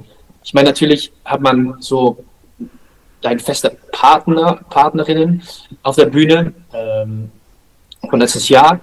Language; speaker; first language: German; non-native, learner; Dutch